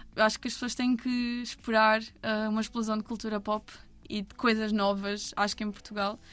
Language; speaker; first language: Portuguese; native; Portuguese